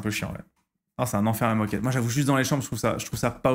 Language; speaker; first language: French; native; French